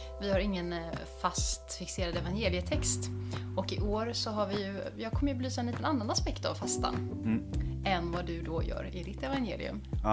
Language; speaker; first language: Swedish; native; Swedish